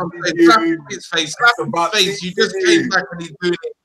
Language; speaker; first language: English; native; English